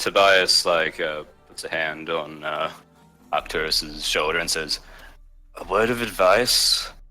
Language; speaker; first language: English; native; English